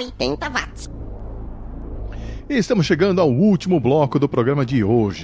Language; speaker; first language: Portuguese; native; Portuguese